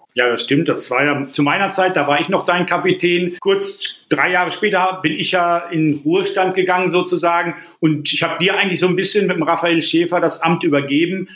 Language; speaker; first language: German; native; German